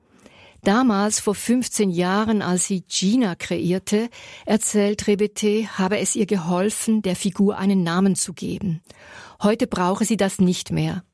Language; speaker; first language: German; native; German